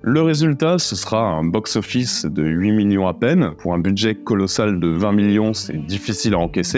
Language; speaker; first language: French; native; French